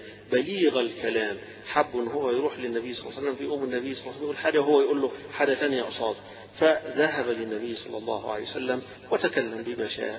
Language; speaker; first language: Arabic; native; Arabic